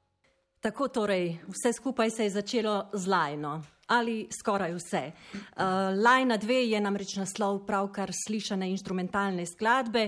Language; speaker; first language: Slovenian; native; Slovenian